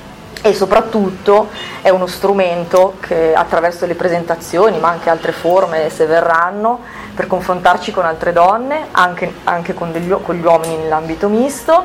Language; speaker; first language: Italian; native; Italian